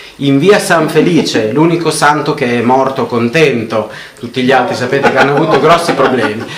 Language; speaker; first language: Italian; native; Italian